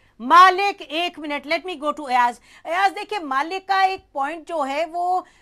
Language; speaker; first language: Urdu; native; Urdu